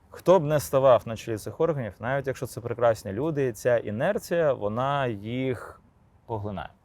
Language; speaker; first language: Ukrainian; non-native, local second language; Crimean Tatar